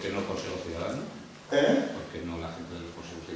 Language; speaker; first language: Spanish; native; Spanish